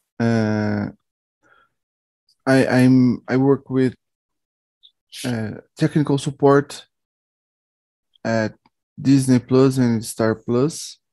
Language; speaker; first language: English; non-native, learner; Portuguese